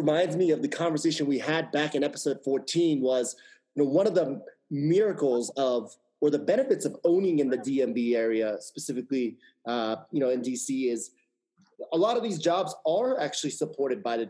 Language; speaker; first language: English; native; English